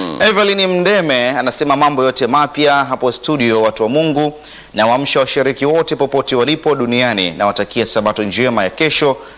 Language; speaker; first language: Swahili; native; Swahili